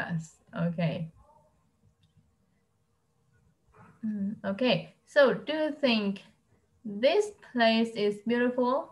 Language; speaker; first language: English; non-native, fluent; Vietnamese